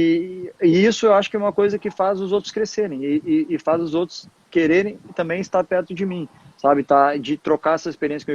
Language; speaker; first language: Portuguese; native; Portuguese